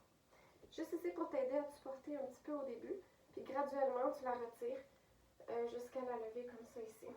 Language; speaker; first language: French; native; French